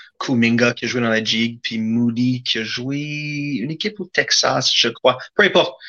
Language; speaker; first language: French; native; French